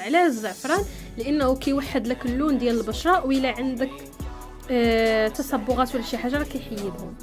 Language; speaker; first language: Arabic; native; Arabic